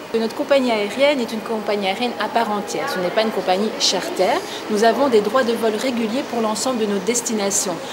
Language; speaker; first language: French; native; French